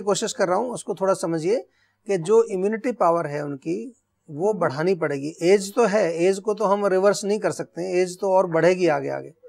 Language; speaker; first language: Hindi; native; Hindi